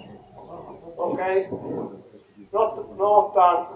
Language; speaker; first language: English; non-native, learner; Italian